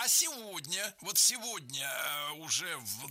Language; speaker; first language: Russian; native; Russian